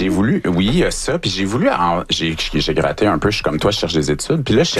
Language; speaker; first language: French; native; French